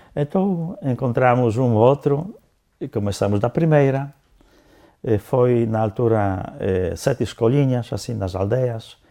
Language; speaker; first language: Portuguese; non-native, fluent; Polish